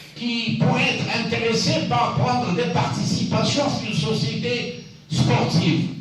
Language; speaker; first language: French; non-native, local second language; Arabic